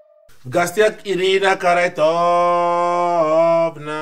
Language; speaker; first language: Russian; non-native, learner; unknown